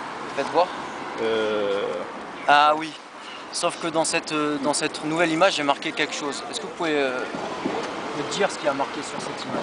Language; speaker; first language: French; native; French